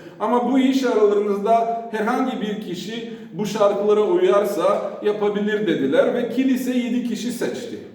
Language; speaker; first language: Turkish; non-native, fluent; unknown